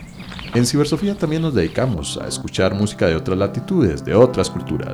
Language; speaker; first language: Spanish; native; Spanish